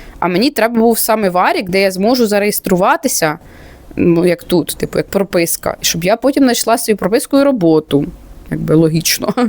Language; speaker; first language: Ukrainian; non-native, local second language; Russian